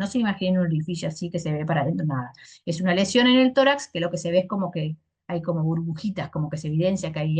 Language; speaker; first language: Spanish; native; Spanish